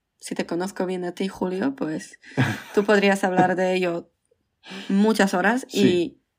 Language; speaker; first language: Spanish; non-native, fluent; Polish